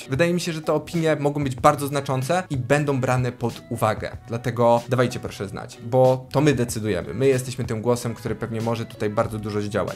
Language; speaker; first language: Polish; native; Polish